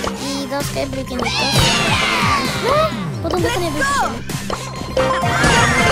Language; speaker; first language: Norwegian; early bilingual, other home language; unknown